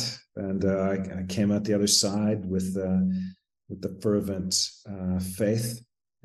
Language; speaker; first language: English; native; English